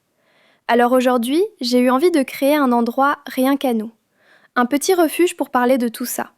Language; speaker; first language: French; native; French